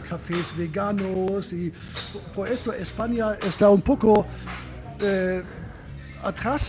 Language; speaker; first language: Spanish; non-native, learner; German